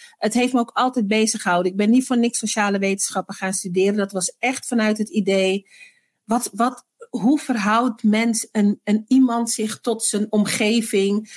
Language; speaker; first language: Dutch; early bilingual, other home language; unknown